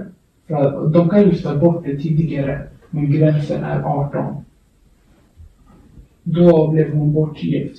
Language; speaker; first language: Swedish; early bilingual, other home language; Kurdish